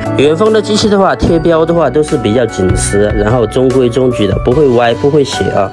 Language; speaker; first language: Chinese; native; Chinese